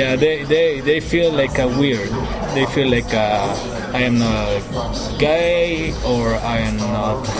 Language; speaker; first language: English; non-native, learner; Spanish